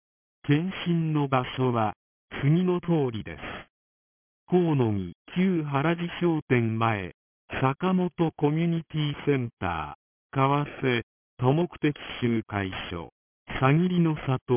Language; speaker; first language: Japanese; native; Japanese